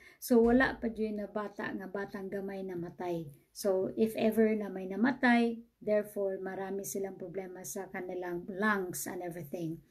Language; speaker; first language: Filipino; non-native, local second language; Cebuano